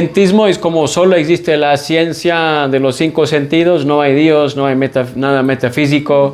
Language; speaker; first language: Spanish; non-native, fluent; English